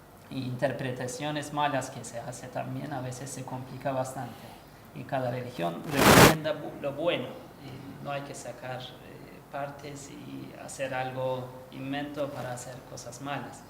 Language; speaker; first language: Spanish; non-native, learner; Turkish